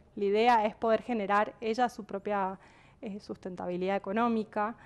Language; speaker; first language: Spanish; native; Spanish